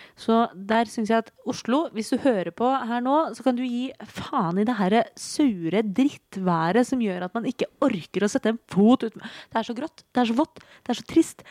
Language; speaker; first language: Norwegian; native; Norwegian